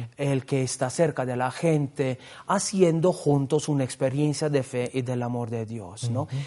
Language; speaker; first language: Spanish; non-native, fluent; Maltese